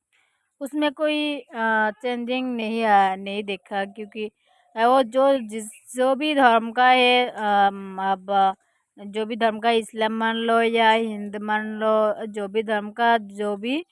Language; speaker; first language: Hindi; non-native, fluent; Bangla